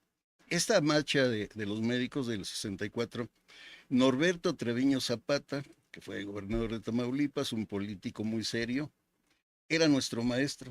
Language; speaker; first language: Spanish; native; Spanish